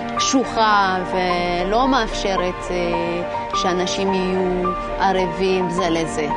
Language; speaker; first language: Hebrew; non-native, fluent; Amharic